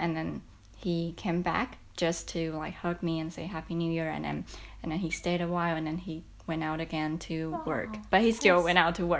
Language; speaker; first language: English; non-native, fluent; Chinese